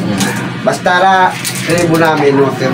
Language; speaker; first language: Filipino; non-native, local second language; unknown